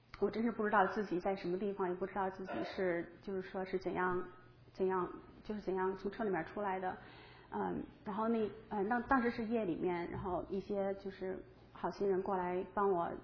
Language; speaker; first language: Chinese; native; Chinese